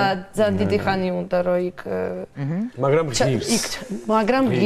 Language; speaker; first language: Georgian; non-native, learner; Russian